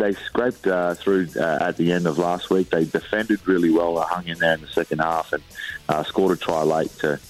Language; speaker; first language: English; native; English